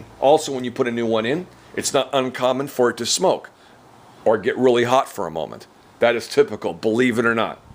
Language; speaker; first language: English; native; English